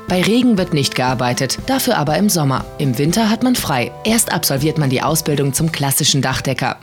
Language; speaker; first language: German; native; German